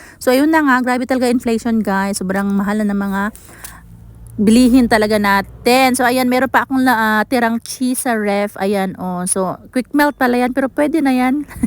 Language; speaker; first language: Filipino; non-native, local second language; Cebuano